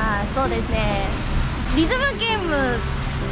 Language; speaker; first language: Japanese; non-native, learner; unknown